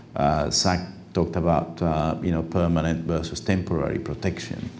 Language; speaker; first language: English; non-native, fluent; Spanish